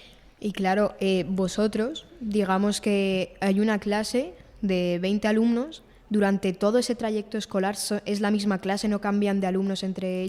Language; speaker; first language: Spanish; native; Spanish